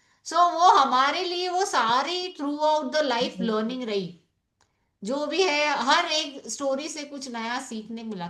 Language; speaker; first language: Hindi; native; Hindi